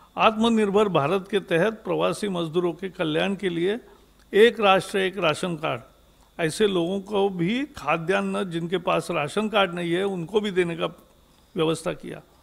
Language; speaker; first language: Hindi; non-native, local second language; Marathi